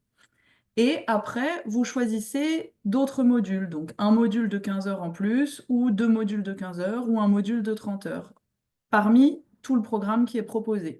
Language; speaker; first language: French; native; French